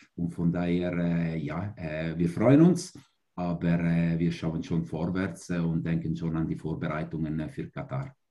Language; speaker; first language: German; non-native, local second language; Italian